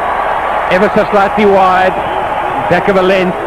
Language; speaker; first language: English; native; English